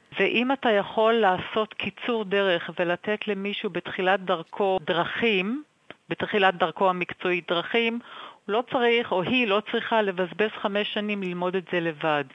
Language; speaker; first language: Hebrew; native; Hebrew